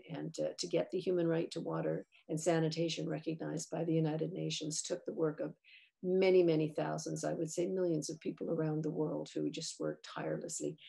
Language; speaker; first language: English; native; English